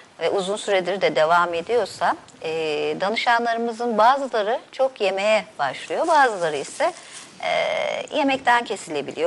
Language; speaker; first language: Turkish; native; Turkish